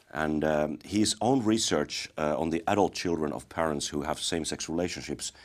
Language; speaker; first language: English; non-native, fluent; Finnish